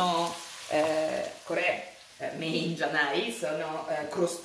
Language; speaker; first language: Japanese; non-native, learner; Italian